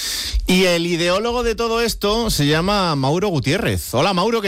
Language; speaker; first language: Spanish; native; Spanish